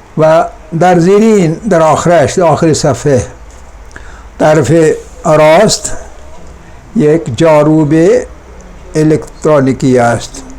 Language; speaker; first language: Persian; non-native, fluent; Urdu